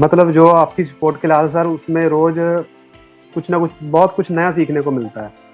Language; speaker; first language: Hindi; native; Hindi